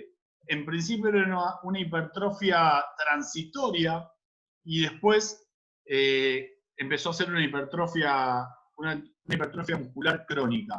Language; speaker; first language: Spanish; native; Spanish